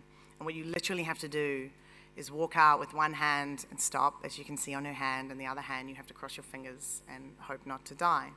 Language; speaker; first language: English; native; English